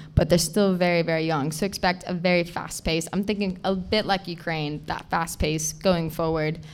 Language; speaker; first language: English; native; English